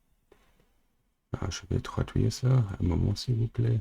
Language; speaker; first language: French; non-native, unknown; German